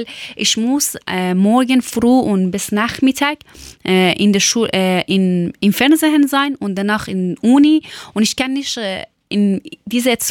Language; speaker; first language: German; non-native, learner; Persian